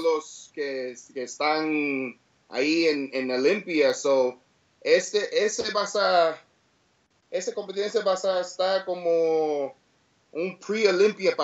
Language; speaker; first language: Spanish; early bilingual, heritage; English